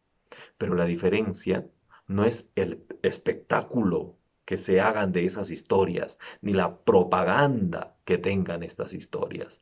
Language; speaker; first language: Spanish; native; Spanish